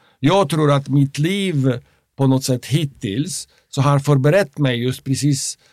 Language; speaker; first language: Swedish; non-native, fluent; Polish